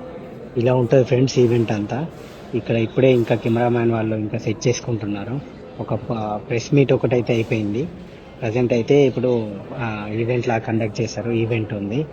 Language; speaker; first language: Telugu; native; Telugu